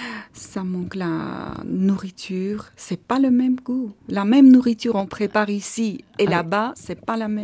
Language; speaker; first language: French; non-native, fluent; Armenian